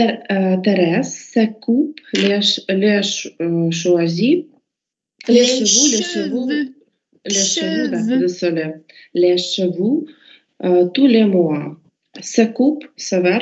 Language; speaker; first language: French; non-native, learner; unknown